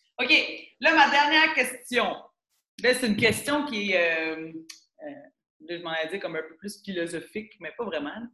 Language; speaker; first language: French; native; French